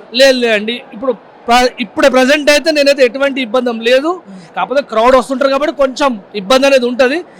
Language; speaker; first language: Telugu; native; Telugu